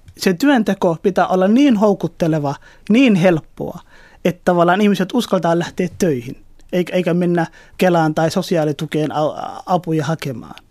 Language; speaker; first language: Finnish; early bilingual, other home language; Somali